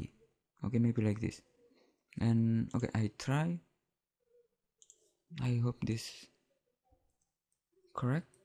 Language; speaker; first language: English; non-native, learner; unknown